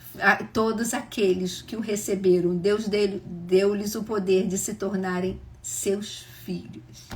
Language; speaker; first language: Portuguese; native; Portuguese